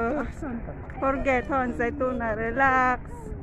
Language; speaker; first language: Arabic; non-native, learner; Filipino